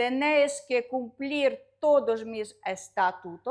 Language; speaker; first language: Spanish; non-native, learner; Russian